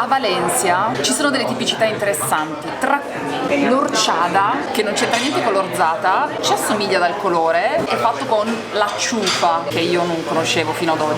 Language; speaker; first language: Italian; native; Italian